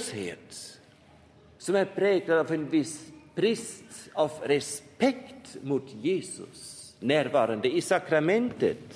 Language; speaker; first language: Swedish; non-native, fluent; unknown